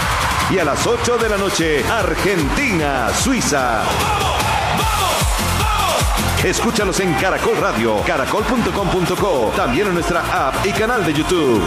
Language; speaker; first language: Spanish; native; Spanish